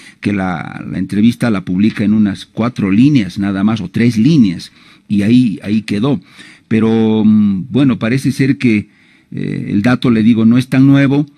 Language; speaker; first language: Spanish; native; Spanish